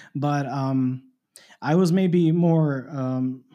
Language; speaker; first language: English; native; English